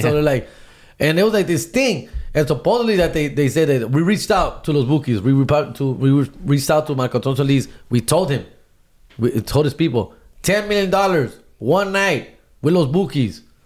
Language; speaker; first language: English; early bilingual, other home language; Spanish